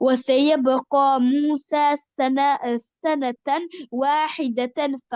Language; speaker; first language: Arabic; non-native, learner; Albanian